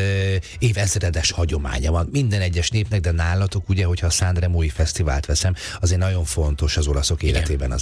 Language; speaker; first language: Hungarian; native; Hungarian